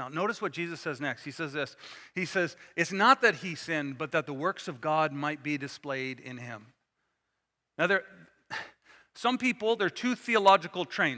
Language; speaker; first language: English; native; English